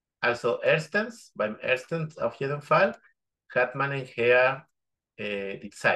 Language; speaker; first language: German; non-native, fluent; Spanish